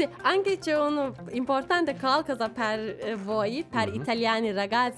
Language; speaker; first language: Italian; non-native, learner; Turkish